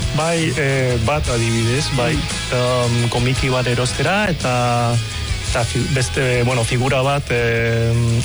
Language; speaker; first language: Basque; non-native, local second language; Cantonese